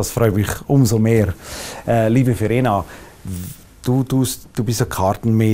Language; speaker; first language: German; native; German